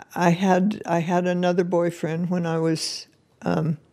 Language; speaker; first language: English; native; English